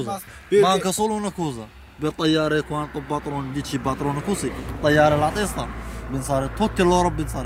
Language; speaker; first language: Italian; non-native, learner; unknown